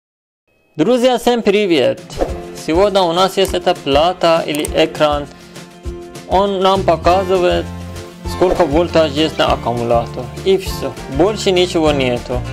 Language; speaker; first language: Russian; non-native, learner; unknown